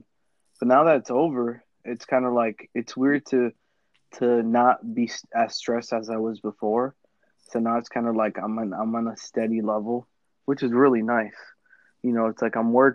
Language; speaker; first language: English; native; English